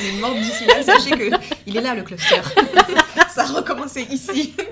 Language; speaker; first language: French; native; French